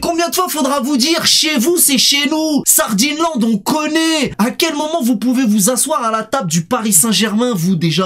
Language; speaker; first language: French; native; French